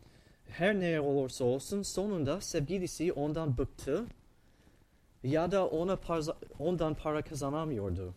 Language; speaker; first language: Turkish; non-native, fluent; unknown